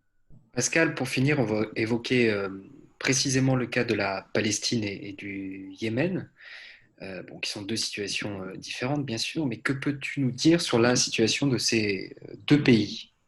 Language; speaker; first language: French; native; French